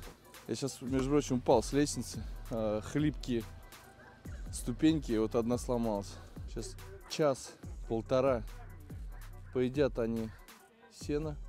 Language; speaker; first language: Russian; native; Russian